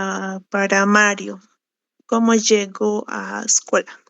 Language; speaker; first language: Portuguese; non-native, learner; Spanish